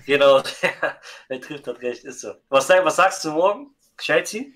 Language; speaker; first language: German; native; German